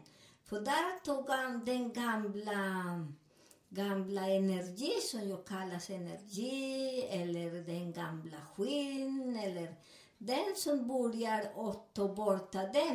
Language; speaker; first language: Swedish; non-native, fluent; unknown